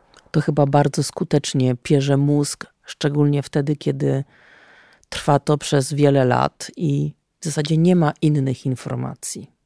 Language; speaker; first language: Polish; native; Polish